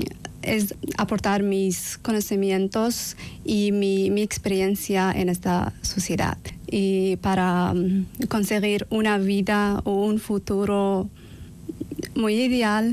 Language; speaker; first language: Spanish; non-native, learner; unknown